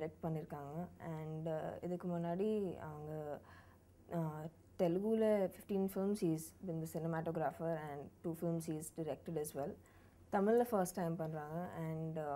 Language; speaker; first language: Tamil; non-native, learner; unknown